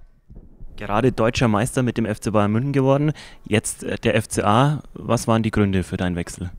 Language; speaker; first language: German; native; German